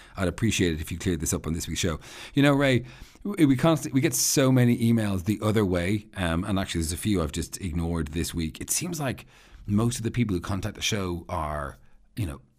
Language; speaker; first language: English; native; English